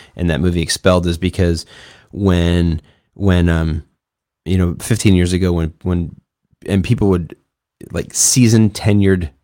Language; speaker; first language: English; native; English